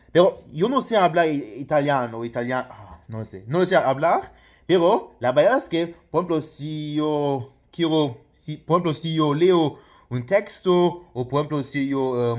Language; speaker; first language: Spanish; non-native, fluent; Luxembourgish